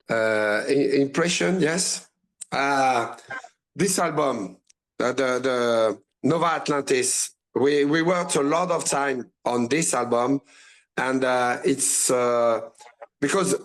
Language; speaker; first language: English; non-native, learner; French